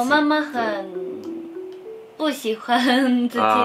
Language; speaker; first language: Chinese; non-native, learner; Japanese